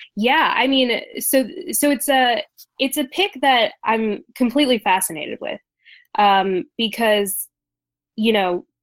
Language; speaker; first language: English; native; English